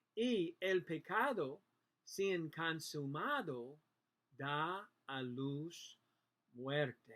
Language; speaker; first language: Spanish; non-native, learner; English